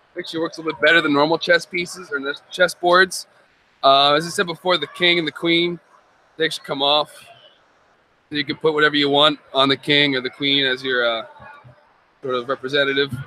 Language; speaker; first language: English; native; English